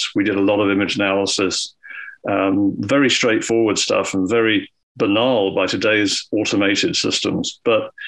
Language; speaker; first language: English; native; English